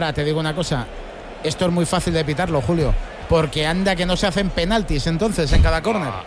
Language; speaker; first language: Spanish; native; Spanish